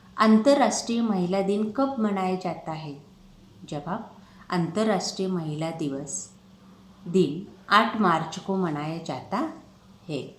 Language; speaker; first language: Hindi; non-native, local second language; Marathi